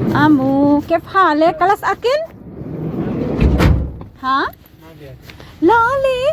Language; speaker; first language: Arabic; non-native, learner; Filipino